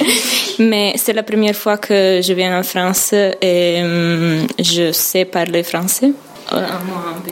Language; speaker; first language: French; non-native, learner; Italian